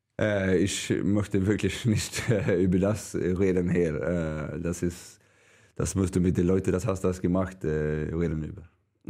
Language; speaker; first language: German; non-native, learner; Swedish